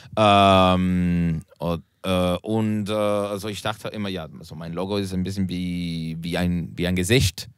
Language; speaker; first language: German; non-native, learner; Spanish